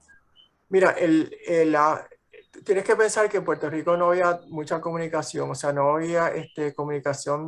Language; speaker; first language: Spanish; native; Spanish